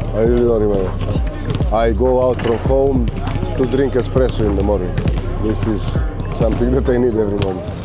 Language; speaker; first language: English; non-native, fluent; Macedonian